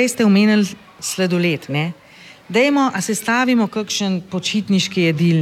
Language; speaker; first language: Slovenian; native; Slovenian